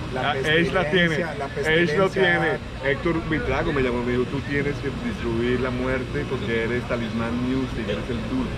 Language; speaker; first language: Spanish; native; Spanish